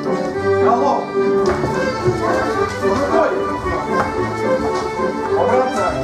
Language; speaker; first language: Russian; native; Russian